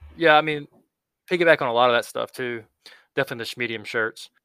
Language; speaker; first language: English; native; English